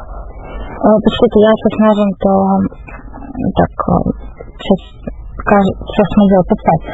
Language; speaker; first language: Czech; non-native, fluent; Russian